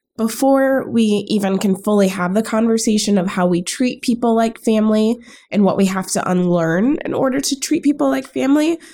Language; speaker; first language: English; native; English